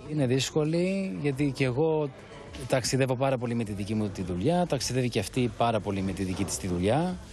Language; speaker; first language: Greek; early bilingual, heritage; Greek